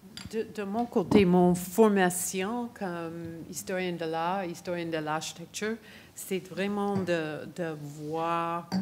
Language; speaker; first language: French; non-native, fluent; English